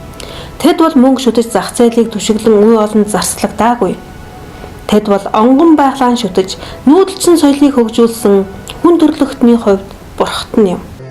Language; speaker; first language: Mongolian; native; Mongolian